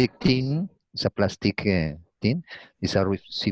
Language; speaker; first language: English; non-native, learner; Spanish